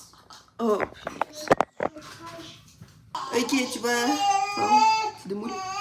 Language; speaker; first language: French; native; French